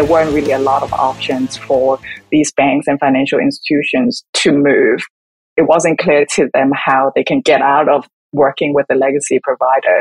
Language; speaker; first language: English; non-native, local second language; Cantonese